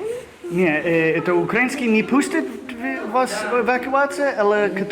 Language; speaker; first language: Russian; non-native, learner; English